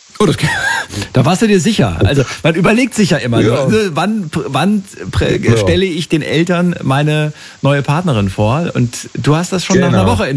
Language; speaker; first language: German; native; German